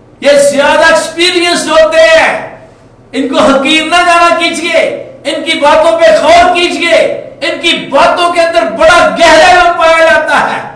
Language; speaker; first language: Urdu; non-native, local second language; Punjabi